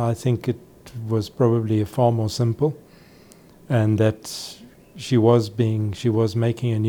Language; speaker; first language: English; native; English